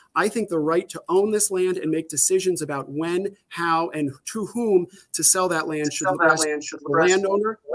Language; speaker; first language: English; native; English